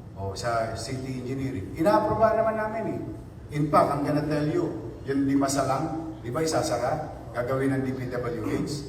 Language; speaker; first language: Filipino; native; Filipino